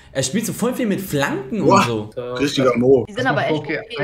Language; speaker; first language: German; native; German